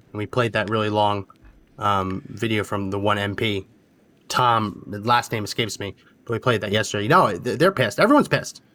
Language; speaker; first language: English; native; English